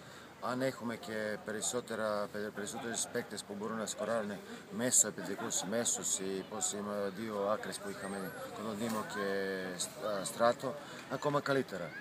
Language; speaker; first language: Greek; non-native, fluent; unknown